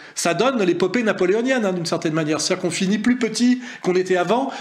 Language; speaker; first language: French; native; French